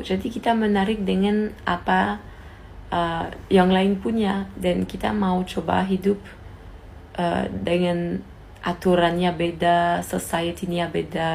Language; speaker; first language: Indonesian; non-native, fluent; French